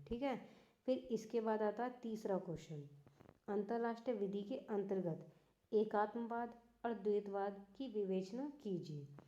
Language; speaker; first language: Hindi; native; Hindi